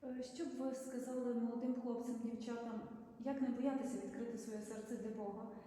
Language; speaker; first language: Ukrainian; native; Ukrainian